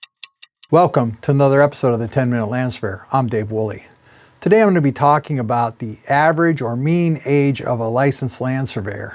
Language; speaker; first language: English; native; English